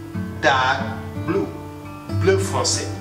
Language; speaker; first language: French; non-native, fluent; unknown